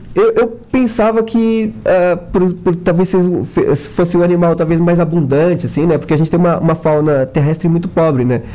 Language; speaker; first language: Portuguese; non-native, local second language; Kabuverdianu